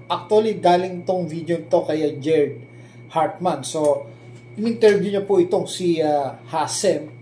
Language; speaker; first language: Filipino; native; Filipino